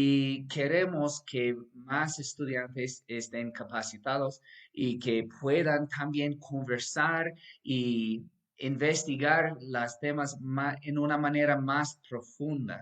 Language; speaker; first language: Spanish; non-native, fluent; English